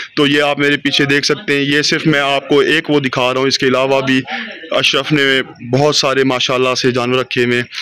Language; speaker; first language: Urdu; non-native, local second language; Saraiki